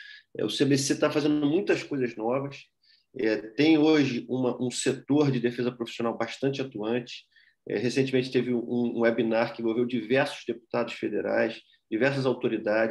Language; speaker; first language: Portuguese; native; Portuguese